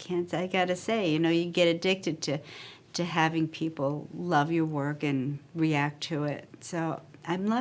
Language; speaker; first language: English; native; English